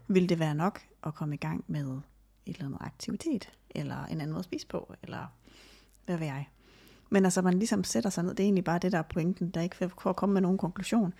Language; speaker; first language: Danish; native; Danish